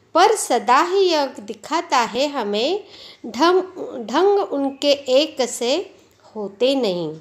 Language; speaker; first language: Hindi; non-native, local second language; Marathi